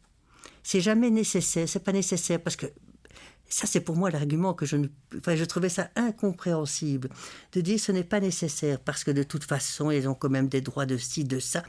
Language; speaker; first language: French; native; French